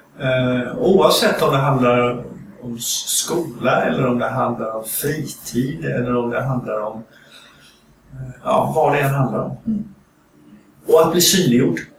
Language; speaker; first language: Swedish; native; Swedish